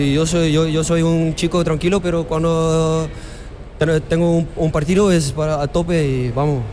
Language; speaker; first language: Spanish; non-native, learner; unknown